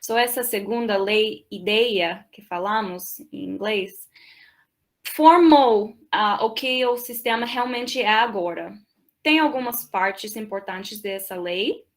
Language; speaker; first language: Portuguese; non-native, fluent; English